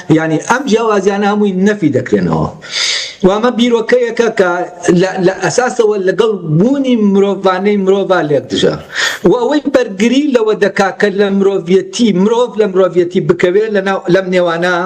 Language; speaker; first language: Central Kurdish; non-native, local second language; Gurani